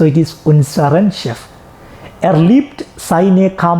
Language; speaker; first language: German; non-native, fluent; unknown